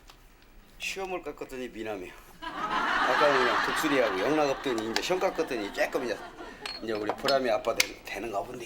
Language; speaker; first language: Korean; native; Korean